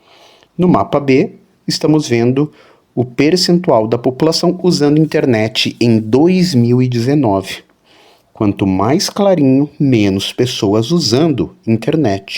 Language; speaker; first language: Portuguese; native; Portuguese